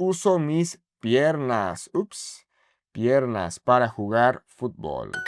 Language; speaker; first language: Spanish; non-native, fluent; English